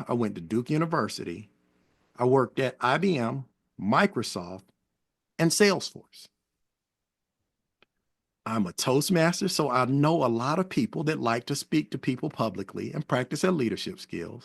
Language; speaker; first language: English; native; English